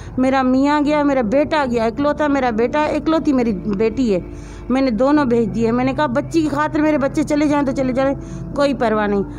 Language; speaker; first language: Urdu; non-native, local second language; Sindhi